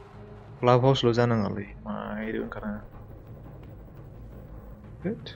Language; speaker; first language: English; non-native, learner; Bodo